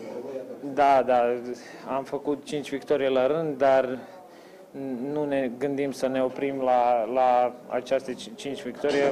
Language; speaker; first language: Romanian; non-native, fluent; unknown